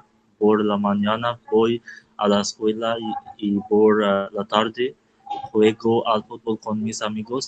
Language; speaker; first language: Spanish; non-native, learner; Arabic